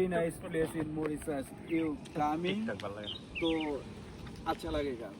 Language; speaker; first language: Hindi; non-native, learner; Bangla